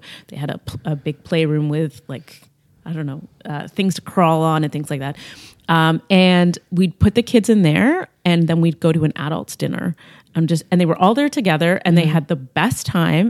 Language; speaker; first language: English; native; English